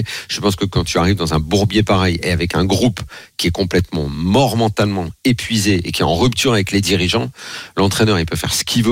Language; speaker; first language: French; native; French